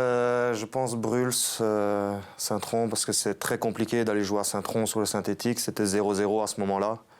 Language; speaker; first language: French; native; French